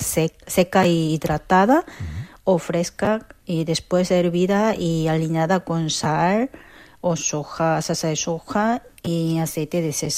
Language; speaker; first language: Spanish; non-native, fluent; Korean